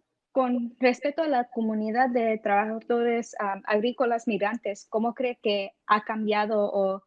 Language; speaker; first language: Spanish; early bilingual, heritage; English